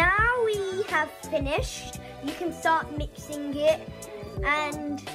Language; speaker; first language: English; native; English